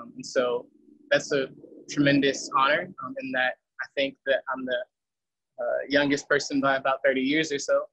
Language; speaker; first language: English; native; English